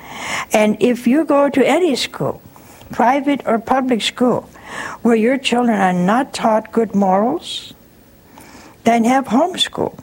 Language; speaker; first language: English; native; English